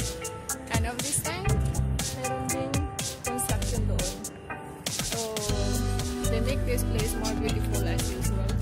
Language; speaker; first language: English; non-native, local second language; Cebuano